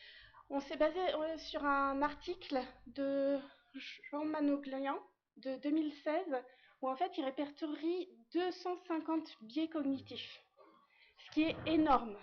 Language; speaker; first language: French; native; French